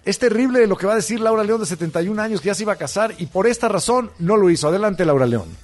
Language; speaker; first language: Spanish; native; Spanish